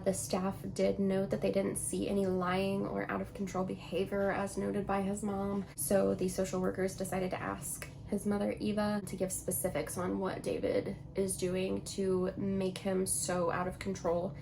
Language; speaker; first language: English; native; English